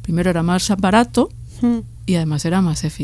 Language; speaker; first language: Spanish; native; Spanish